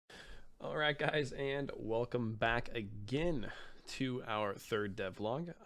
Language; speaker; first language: English; native; English